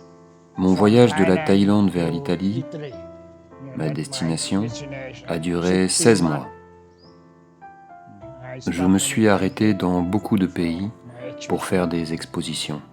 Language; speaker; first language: French; non-native, learner; Thai